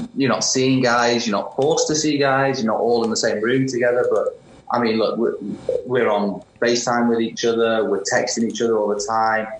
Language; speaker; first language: English; native; English